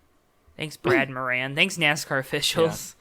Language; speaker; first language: English; native; English